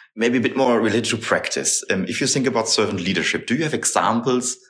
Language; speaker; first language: English; non-native, fluent; German